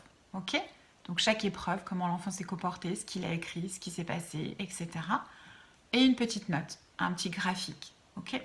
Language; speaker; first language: French; native; French